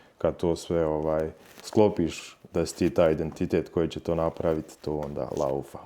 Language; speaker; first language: Croatian; native; Croatian